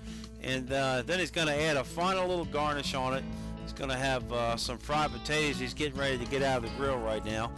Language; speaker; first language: English; native; English